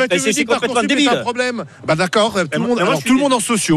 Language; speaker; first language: French; native; French